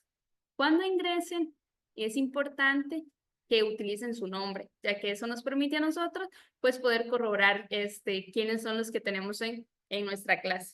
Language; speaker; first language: Spanish; native; Spanish